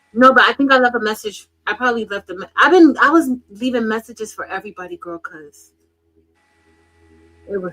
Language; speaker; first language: English; native; English